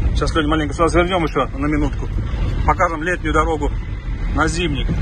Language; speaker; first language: Russian; native; Russian